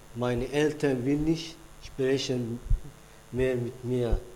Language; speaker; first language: German; non-native, learner; Persian